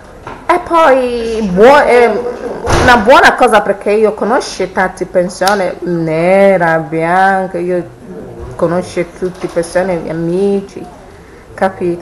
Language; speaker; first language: Italian; non-native, learner; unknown